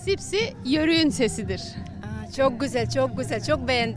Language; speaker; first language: Turkish; native; Turkish